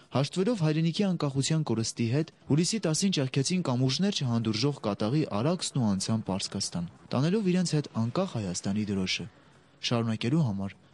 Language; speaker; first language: Armenian; native; Armenian